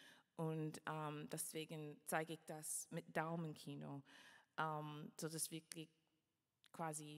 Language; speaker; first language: German; non-native, fluent; English